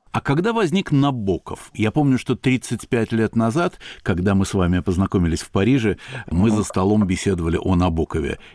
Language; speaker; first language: Russian; native; Russian